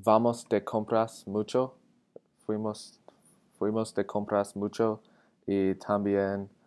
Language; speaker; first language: Spanish; non-native, learner; English